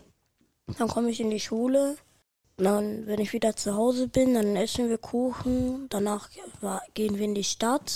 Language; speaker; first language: German; early bilingual, other home language; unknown